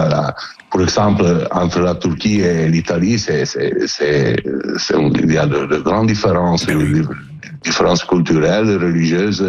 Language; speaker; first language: French; non-native, learner; Italian